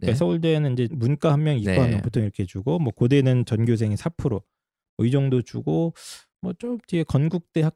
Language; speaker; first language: Korean; native; Korean